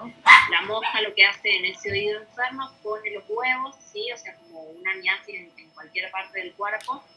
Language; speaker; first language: Spanish; native; Spanish